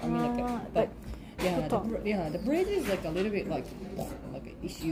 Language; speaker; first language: English; non-native, learner; Japanese